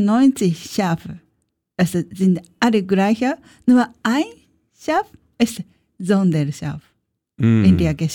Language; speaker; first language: German; non-native, learner; Japanese